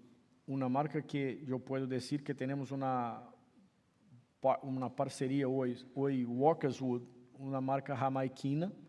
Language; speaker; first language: Spanish; non-native, fluent; Portuguese